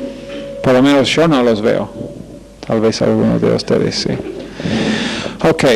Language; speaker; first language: Spanish; non-native, fluent; English